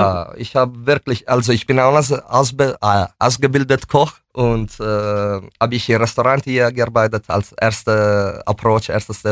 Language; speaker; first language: German; non-native, fluent; Italian